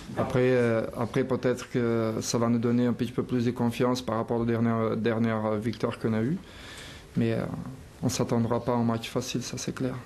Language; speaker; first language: French; non-native, fluent; Portuguese